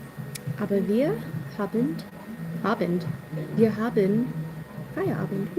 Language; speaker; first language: German; non-native, learner; English